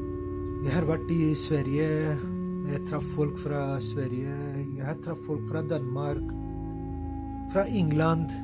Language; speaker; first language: Norwegian; non-native, fluent; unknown